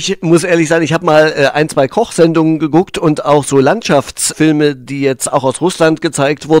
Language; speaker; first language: German; native; German